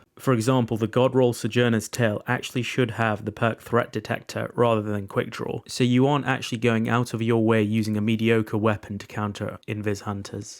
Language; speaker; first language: English; native; English